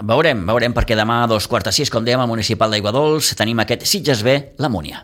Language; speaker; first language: Catalan; native; Catalan